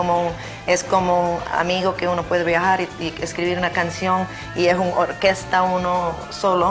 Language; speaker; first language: Spanish; early bilingual, heritage; Spanish